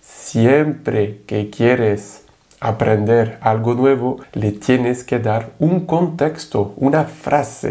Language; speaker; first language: Spanish; non-native, fluent; French